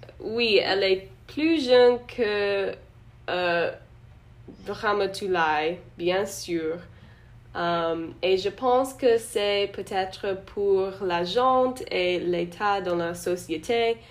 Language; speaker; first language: French; non-native, learner; English